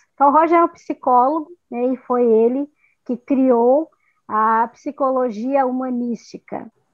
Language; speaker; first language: Portuguese; native; Portuguese